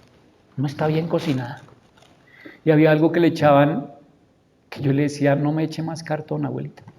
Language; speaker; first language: Spanish; native; Spanish